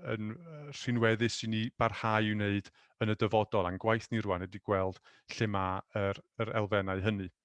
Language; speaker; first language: Welsh; native; Welsh